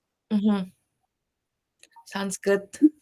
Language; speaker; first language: English; non-native, fluent; Japanese